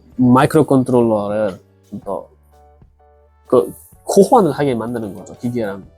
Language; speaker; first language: Korean; non-native, fluent; Uzbek